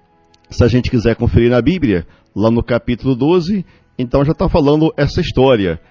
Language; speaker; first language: Portuguese; native; Portuguese